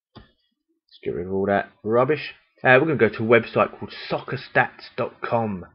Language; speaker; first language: English; native; English